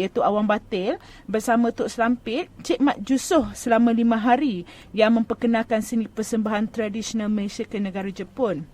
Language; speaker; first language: Malay; native; Malay